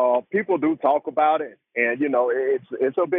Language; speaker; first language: English; native; English